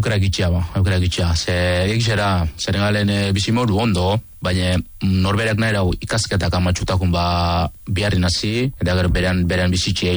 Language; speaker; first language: Basque; non-native, learner; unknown